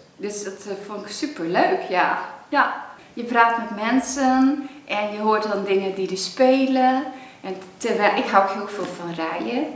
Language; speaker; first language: Dutch; early bilingual, other home language; Cantonese